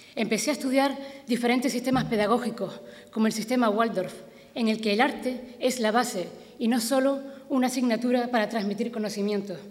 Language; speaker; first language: Spanish; native; Spanish